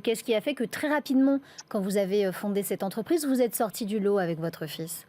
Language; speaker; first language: French; native; French